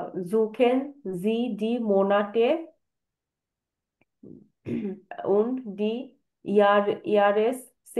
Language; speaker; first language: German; non-native, learner; Bangla